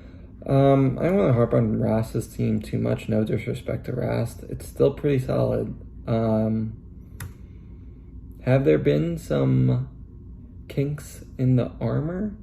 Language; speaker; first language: English; native; English